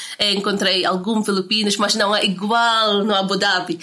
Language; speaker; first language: Portuguese; non-native, learner; Filipino